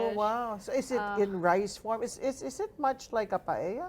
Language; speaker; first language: English; non-native, local second language; Filipino